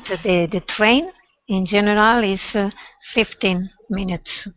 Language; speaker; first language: English; non-native, learner; Spanish